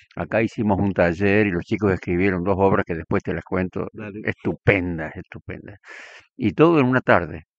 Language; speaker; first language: Spanish; native; Spanish